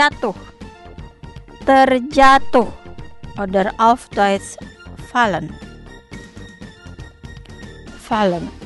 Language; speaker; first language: German; non-native, fluent; Indonesian